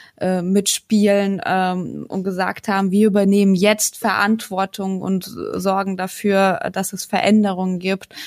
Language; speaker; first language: German; non-native, fluent; Russian